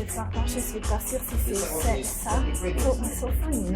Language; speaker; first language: French; non-native, fluent; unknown